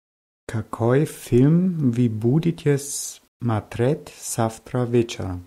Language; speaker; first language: Russian; non-native, learner; German